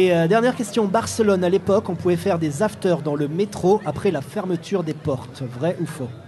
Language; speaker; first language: French; native; French